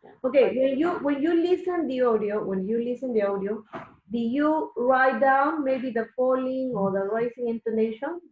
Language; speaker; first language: English; non-native, learner; Spanish